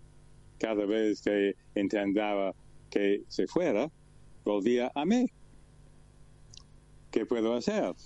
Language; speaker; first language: Spanish; non-native, learner; English